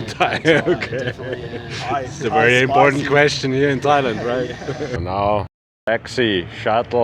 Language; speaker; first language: English; non-native, fluent; German